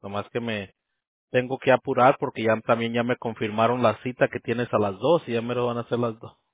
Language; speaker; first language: Spanish; early bilingual, heritage; Spanish